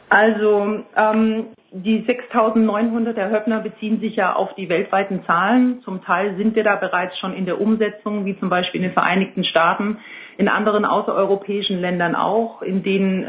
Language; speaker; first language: German; native; German